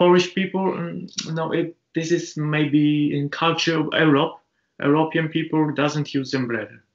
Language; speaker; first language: English; non-native, learner; Japanese